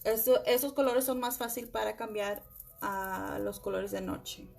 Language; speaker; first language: Spanish; early bilingual, heritage; Spanish